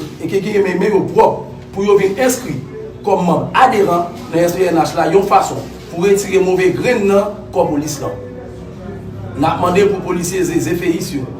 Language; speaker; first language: Haitian Creole; native; Haitian Creole